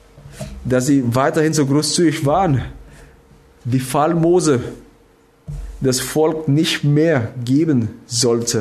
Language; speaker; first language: German; non-native, fluent; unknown